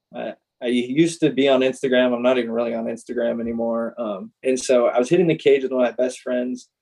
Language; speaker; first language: English; native; English